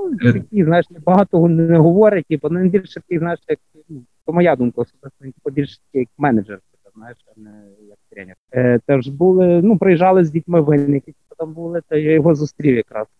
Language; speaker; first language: Ukrainian; native; Ukrainian